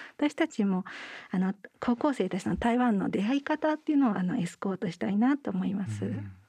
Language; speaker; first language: Japanese; native; Japanese